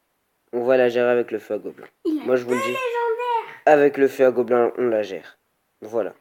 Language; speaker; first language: French; native; French